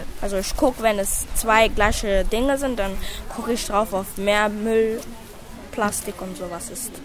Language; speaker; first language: German; non-native, fluent; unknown